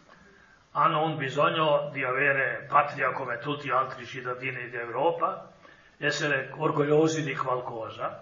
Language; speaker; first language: Italian; non-native, fluent; Croatian